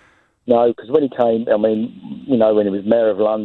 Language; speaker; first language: English; native; English